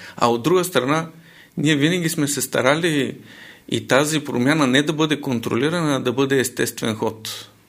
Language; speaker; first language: Bulgarian; non-native, local second language; Turkish